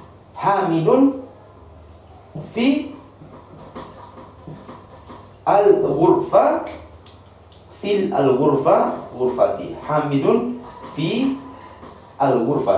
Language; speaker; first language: Arabic; non-native, fluent; Malay